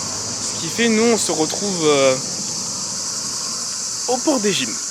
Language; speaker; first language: French; native; French